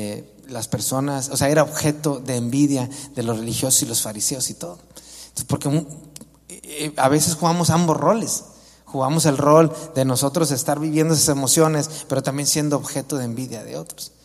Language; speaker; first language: Spanish; native; Spanish